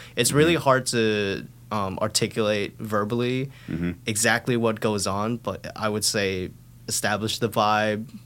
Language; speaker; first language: English; non-native, fluent; Thai